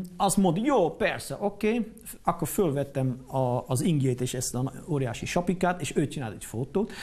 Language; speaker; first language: Hungarian; non-native, fluent; Dutch